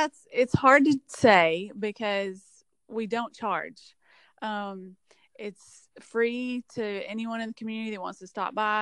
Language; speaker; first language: English; native; English